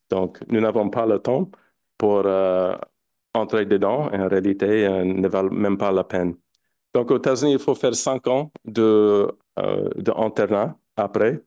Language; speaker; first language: French; non-native, fluent; English